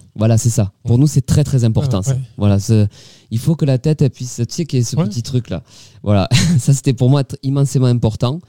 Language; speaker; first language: French; native; French